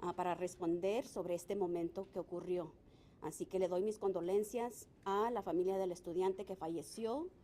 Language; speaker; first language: Spanish; early bilingual, other home language; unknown